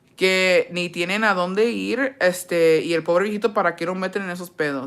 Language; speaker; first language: Spanish; early bilingual, heritage; Spanish